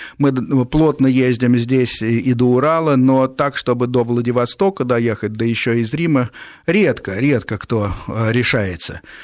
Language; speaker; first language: Russian; native; Russian